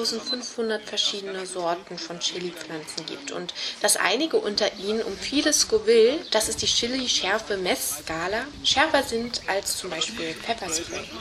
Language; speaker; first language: German; native; German